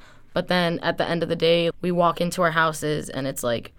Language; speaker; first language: English; native; English